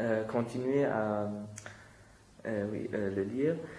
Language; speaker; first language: French; non-native, learner; German